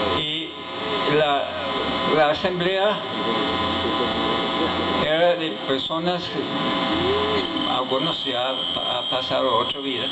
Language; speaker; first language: Spanish; non-native, fluent; English